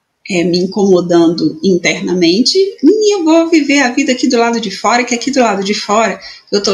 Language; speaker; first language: Portuguese; native; Portuguese